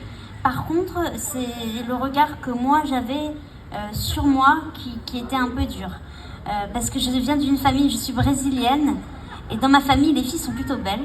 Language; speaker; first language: French; native; French